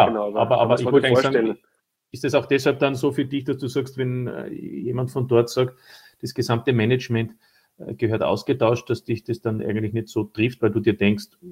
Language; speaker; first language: German; native; German